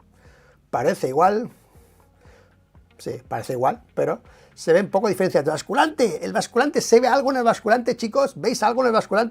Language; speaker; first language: Spanish; native; Spanish